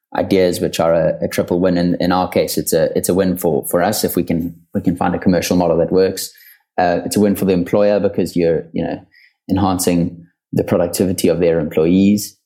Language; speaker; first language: English; native; English